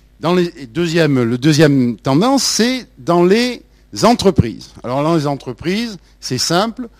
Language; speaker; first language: French; native; French